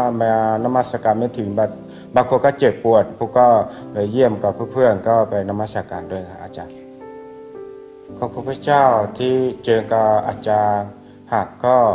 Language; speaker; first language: Thai; non-native, local second language; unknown